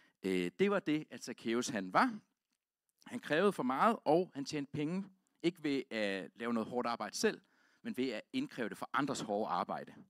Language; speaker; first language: Danish; native; Danish